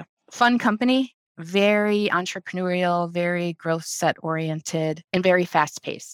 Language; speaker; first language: English; native; English